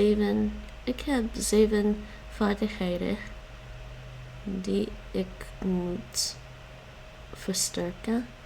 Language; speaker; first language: Dutch; non-native, learner; English